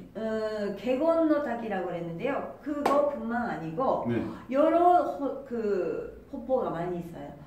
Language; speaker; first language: Korean; non-native, fluent; Japanese